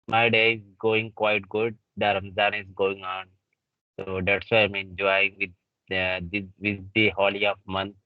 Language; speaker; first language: English; non-native, learner; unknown